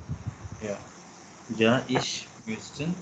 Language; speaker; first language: German; non-native, learner; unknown